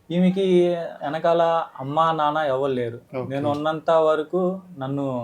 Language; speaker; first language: Telugu; native; Telugu